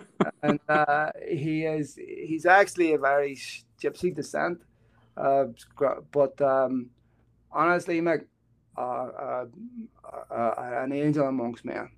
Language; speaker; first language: English; native; English